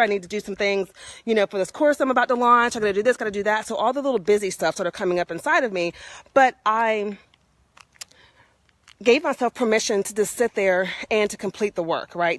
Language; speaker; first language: English; native; English